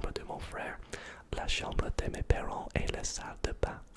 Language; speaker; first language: French; non-native, learner; English